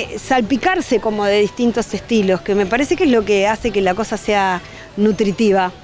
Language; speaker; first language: Spanish; native; Spanish